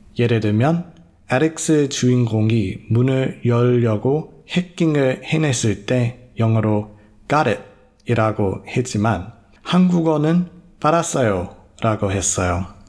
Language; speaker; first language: Korean; non-native, fluent; English